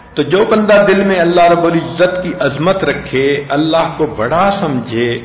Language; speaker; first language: Urdu; non-native, local second language; Punjabi